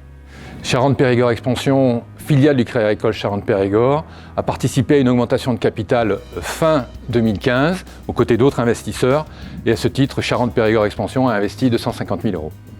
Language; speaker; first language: French; native; French